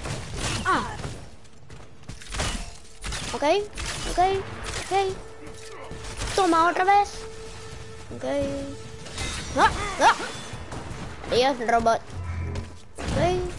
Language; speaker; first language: Spanish; early bilingual, heritage; English